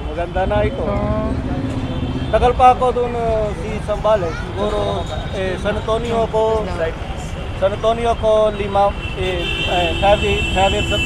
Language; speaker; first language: Filipino; non-native, learner; Punjabi